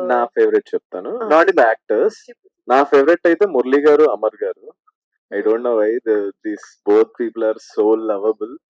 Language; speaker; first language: Telugu; native; Telugu